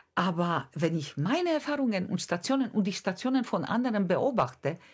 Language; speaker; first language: German; non-native, fluent; Polish